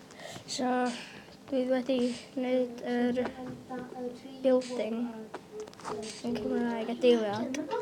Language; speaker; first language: Welsh; non-native, local second language; English